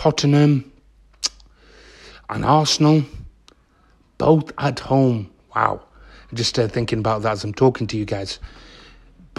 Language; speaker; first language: English; native; English